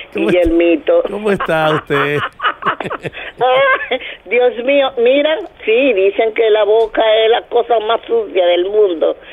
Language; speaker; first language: Spanish; native; Spanish